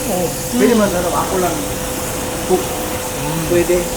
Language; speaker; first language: Filipino; non-native, learner; Korean